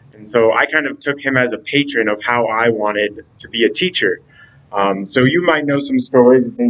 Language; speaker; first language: English; native; English